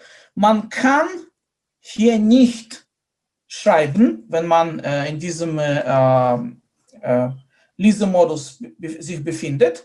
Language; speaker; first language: German; non-native, fluent; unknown